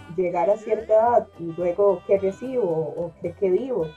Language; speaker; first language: Spanish; native; Spanish